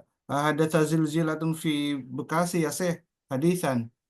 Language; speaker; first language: Arabic; non-native, learner; Indonesian